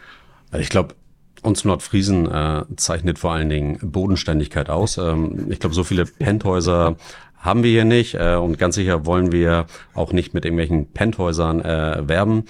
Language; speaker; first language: German; native; German